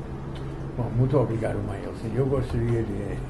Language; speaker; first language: Portuguese; non-native, fluent; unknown